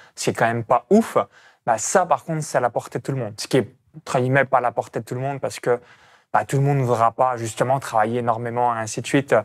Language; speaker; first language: French; native; French